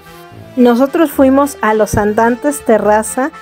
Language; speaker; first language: Spanish; native; Spanish